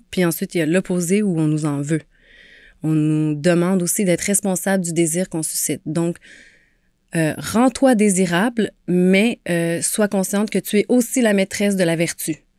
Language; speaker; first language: French; native; French